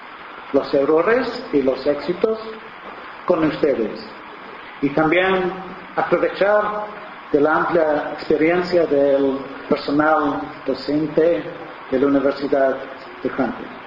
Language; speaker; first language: Spanish; non-native, fluent; English